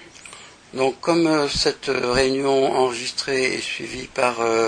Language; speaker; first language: French; native; French